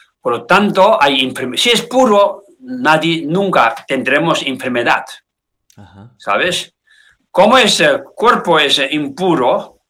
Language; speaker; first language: Spanish; non-native, learner; Tibetan